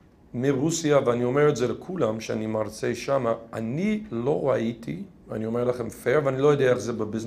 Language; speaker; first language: Hebrew; non-native, fluent; English